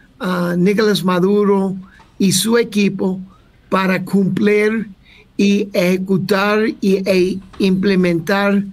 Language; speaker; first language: Spanish; non-native, fluent; English